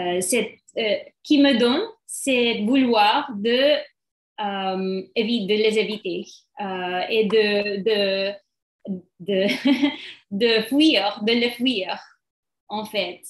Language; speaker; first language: French; non-native, learner; English